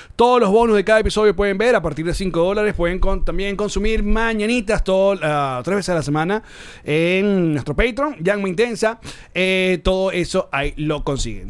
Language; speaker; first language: Spanish; native; Spanish